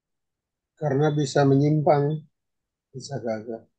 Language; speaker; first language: Indonesian; native; Indonesian